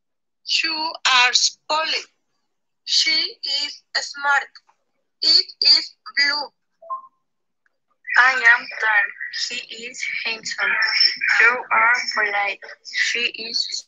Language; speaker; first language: English; non-native, learner; Spanish